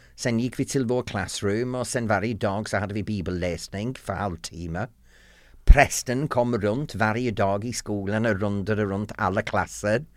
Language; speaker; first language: Swedish; non-native, fluent; English